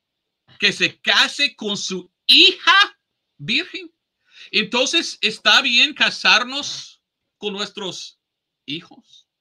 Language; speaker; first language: Spanish; non-native, fluent; English